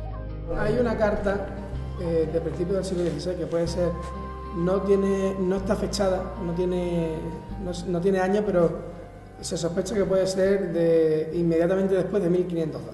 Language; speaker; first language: Spanish; native; Spanish